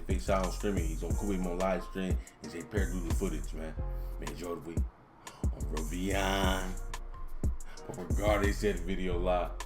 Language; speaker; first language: French; non-native, learner; English